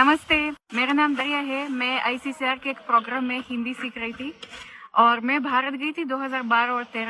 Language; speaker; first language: Hindi; non-native, fluent; Russian